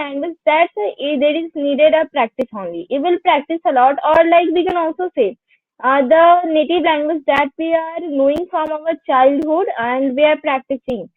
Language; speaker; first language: English; non-native, learner; Hindi